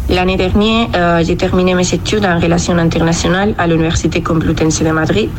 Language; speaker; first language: French; non-native, fluent; Spanish